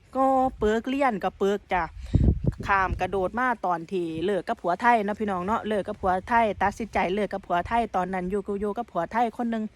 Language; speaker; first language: Thai; native; Thai